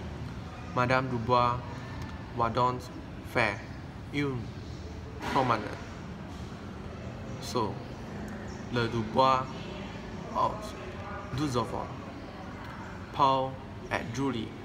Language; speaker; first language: French; non-native, learner; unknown